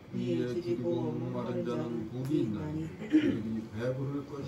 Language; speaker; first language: Korean; native; Korean